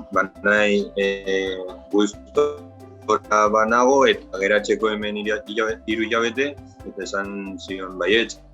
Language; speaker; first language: Basque; non-native, local second language; Spanish